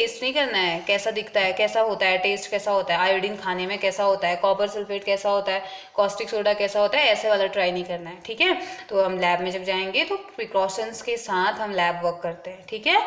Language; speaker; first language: Hindi; native; Hindi